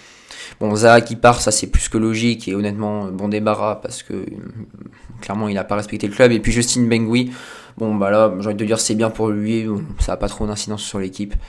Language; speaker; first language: French; native; French